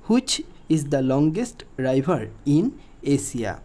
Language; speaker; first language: English; non-native, local second language; Assamese